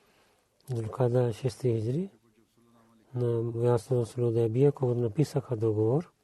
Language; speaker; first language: Bulgarian; non-native, learner; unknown